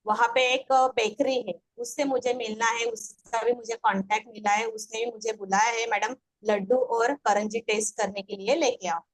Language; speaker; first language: Hindi; non-native, local second language; Marathi